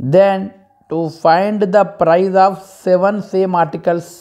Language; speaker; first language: English; non-native, local second language; Telugu